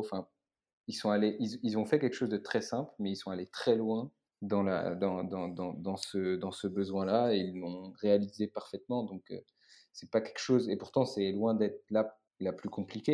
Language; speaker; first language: French; native; French